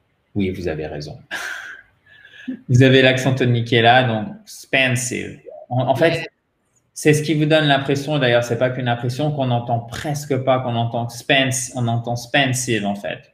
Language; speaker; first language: French; native; French